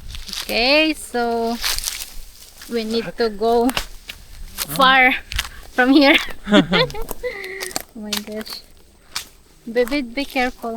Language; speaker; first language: English; non-native, local second language; Filipino